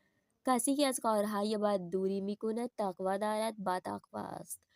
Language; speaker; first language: Persian; non-native, fluent; Urdu